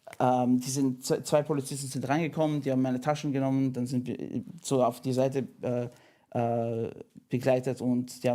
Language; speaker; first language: German; non-native, fluent; English